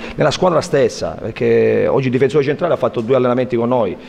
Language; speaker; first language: Italian; native; Italian